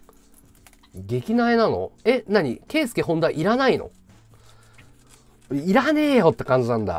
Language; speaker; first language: Japanese; native; Japanese